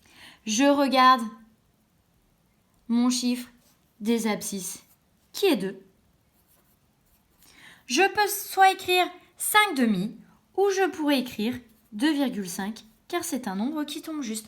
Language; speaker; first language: French; native; French